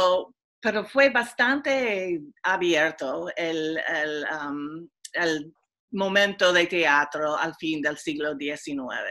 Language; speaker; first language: Spanish; non-native, fluent; English